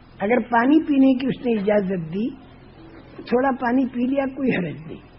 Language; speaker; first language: Urdu; non-native, local second language; Gujarati